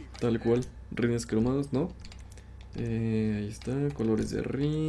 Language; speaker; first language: Spanish; native; Spanish